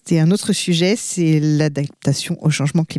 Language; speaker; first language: French; native; French